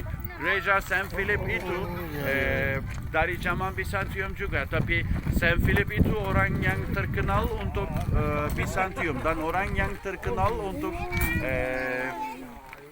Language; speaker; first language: Indonesian; non-native, fluent; Turkish